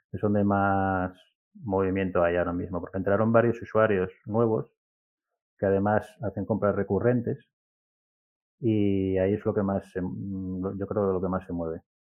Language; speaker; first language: Spanish; native; Spanish